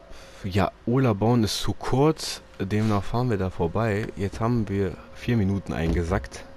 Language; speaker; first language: German; native; German